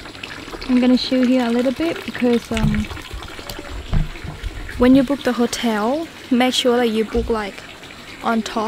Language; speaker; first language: English; non-native, learner; Thai